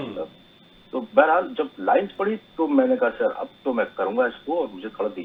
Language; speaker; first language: Hindi; native; Hindi